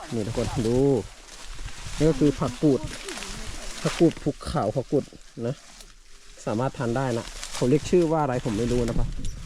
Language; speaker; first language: Thai; non-native, local second language; Karen languages